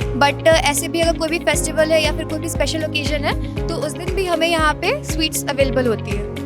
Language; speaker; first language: Hindi; native; Hindi